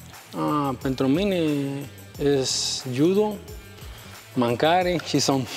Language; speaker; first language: Romanian; non-native, learner; Spanish